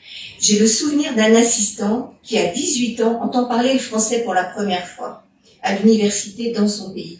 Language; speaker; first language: French; native; French